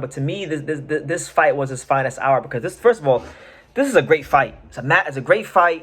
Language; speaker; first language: English; native; English